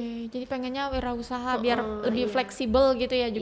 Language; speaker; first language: Indonesian; native; Indonesian